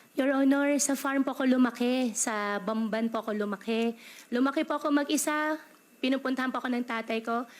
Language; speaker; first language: Filipino; native; Filipino